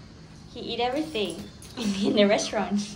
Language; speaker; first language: English; non-native, learner; Thai